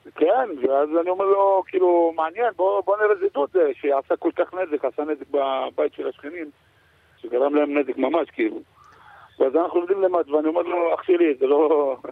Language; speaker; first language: Hebrew; non-native, local second language; Arabic